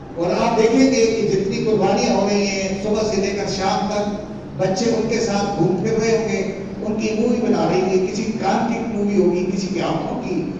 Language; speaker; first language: Urdu; non-native, local second language; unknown